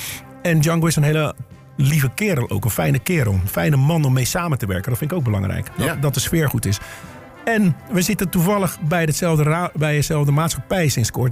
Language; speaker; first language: Dutch; native; Dutch